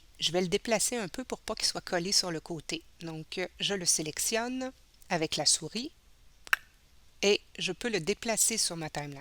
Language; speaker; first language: French; native; French